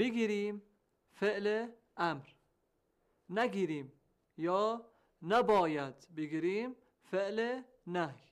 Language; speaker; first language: Persian; non-native, learner; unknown